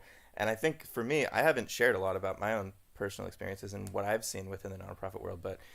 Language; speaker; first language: English; native; English